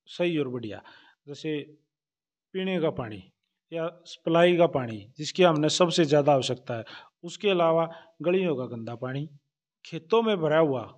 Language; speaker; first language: Hindi; native; Hindi